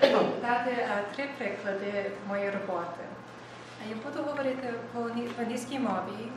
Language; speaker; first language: Ukrainian; early bilingual, heritage; Ukrainian